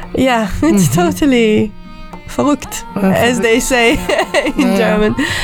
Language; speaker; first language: English; non-native, fluent; Hebrew